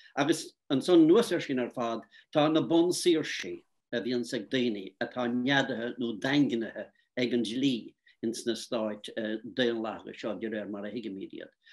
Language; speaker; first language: Irish; native; Irish